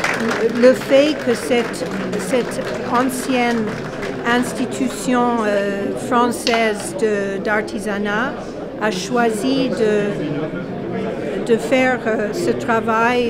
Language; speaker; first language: French; non-native, fluent; English